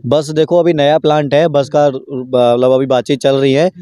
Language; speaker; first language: Hindi; native; Hindi